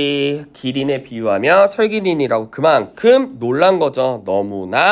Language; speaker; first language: Korean; native; Korean